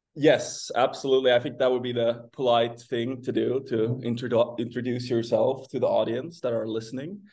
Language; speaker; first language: English; non-native, fluent; Swedish